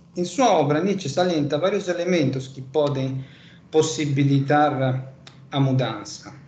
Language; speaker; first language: Portuguese; non-native, fluent; Italian